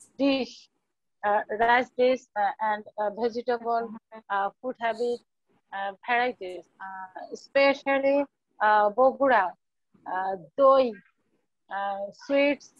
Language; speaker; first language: English; non-native, learner; Bangla